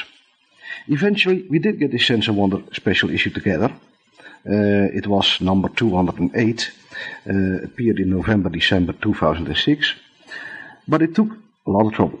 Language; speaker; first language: English; non-native, fluent; Dutch